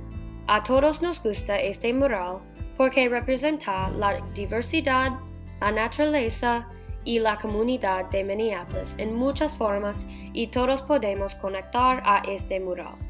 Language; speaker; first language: Spanish; non-native, learner; English